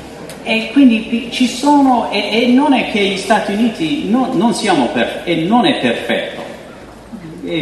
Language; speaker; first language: Italian; non-native, fluent; English